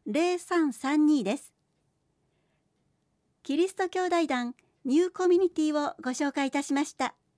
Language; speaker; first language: Japanese; native; Japanese